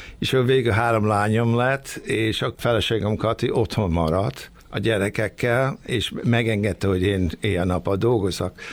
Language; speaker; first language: Hungarian; early bilingual, heritage; Hungarian